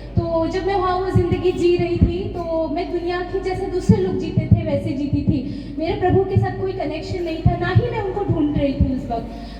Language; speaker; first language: Hindi; non-native, local second language; Bangla